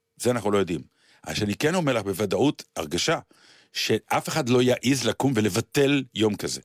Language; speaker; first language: Hebrew; native; Hebrew